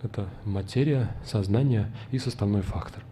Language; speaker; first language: Russian; native; Russian